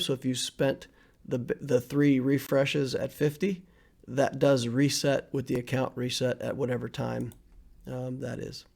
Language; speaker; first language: English; native; English